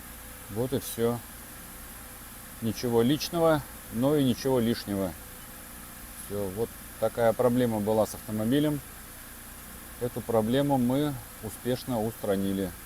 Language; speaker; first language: Russian; native; Russian